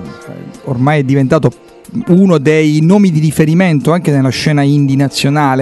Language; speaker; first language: Italian; native; Italian